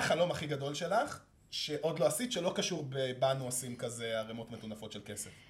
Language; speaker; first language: Hebrew; native; Hebrew